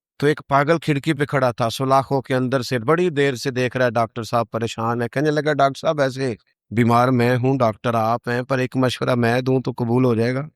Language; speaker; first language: Urdu; non-native, local second language; Punjabi